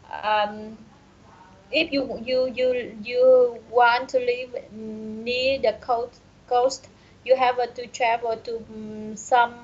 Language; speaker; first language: English; non-native, learner; Vietnamese